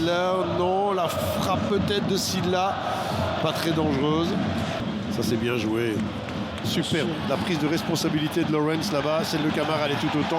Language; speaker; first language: French; native; French